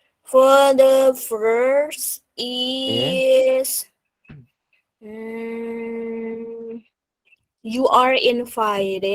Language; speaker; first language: English; non-native, learner; Indonesian